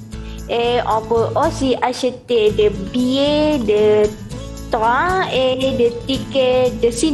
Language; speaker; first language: French; non-native, learner; Malay